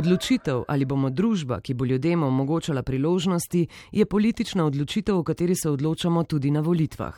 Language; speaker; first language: Slovenian; native; Slovenian